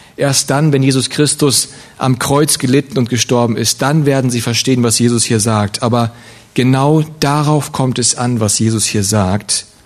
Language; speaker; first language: German; early bilingual, other home language; Russian